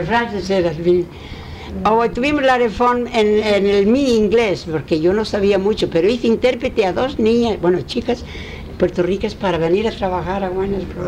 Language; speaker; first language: Spanish; early bilingual, heritage; Spanish